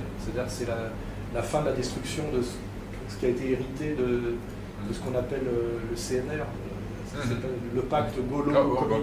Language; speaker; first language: French; native; French